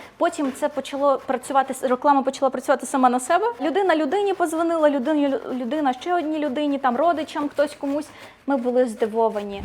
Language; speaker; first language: Ukrainian; native; Ukrainian